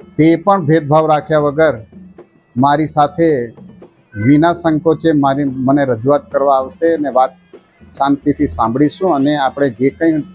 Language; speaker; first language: Gujarati; non-native, local second language; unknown